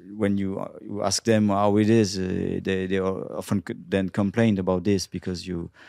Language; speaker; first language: English; non-native, fluent; French